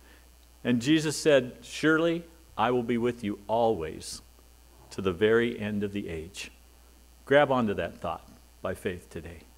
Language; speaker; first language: English; native; English